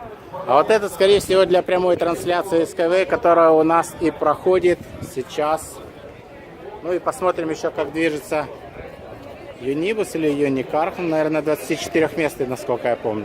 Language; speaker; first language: Russian; native; Russian